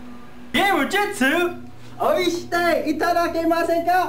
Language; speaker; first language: Japanese; non-native, learner; English